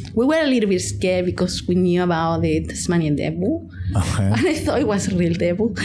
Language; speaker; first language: English; non-native, fluent; Spanish